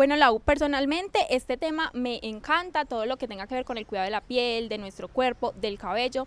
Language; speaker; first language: Spanish; native; Spanish